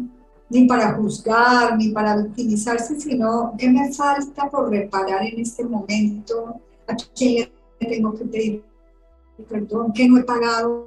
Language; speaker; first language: Spanish; native; Spanish